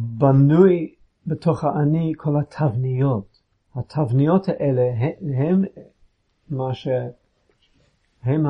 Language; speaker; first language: Hebrew; non-native, fluent; English